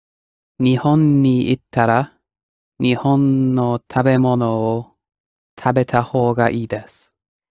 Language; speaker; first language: Japanese; non-native, learner; English